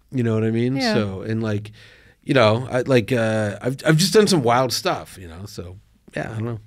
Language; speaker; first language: English; native; English